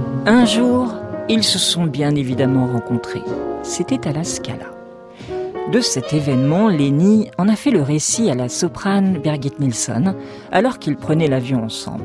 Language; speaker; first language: French; native; French